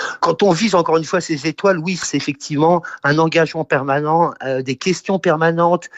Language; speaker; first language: French; native; French